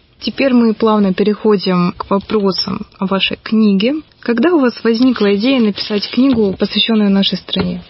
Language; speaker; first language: Russian; native; Russian